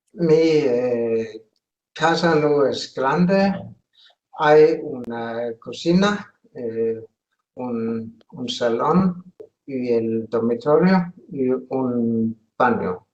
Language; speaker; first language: Spanish; non-native, learner; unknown